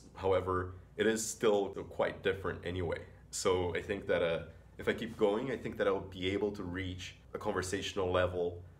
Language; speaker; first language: English; non-native, fluent; Portuguese